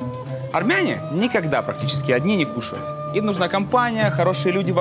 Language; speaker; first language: Russian; native; Russian